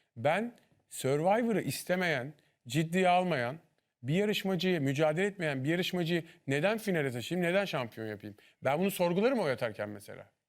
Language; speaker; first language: Turkish; native; Turkish